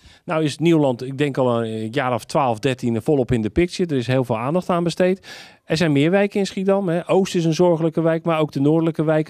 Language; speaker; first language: Dutch; native; Dutch